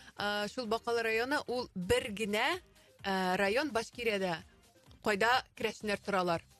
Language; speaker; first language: Tatar; non-native, local second language; Russian